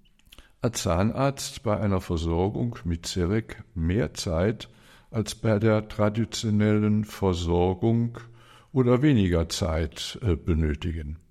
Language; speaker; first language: German; native; German